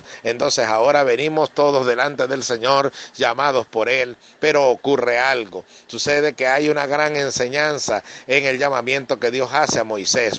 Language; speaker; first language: Spanish; native; Spanish